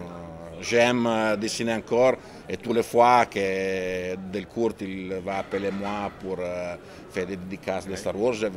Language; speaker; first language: French; non-native, fluent; Italian